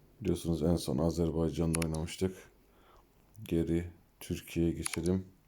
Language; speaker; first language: Turkish; early bilingual, heritage; Turkish